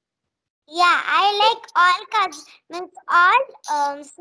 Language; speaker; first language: English; non-native, learner; Marathi